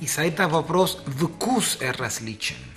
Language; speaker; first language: Russian; non-native, learner; Spanish